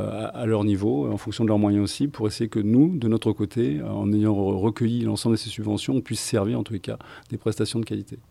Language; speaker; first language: French; native; French